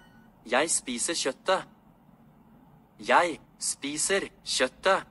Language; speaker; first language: Norwegian; non-native, learner; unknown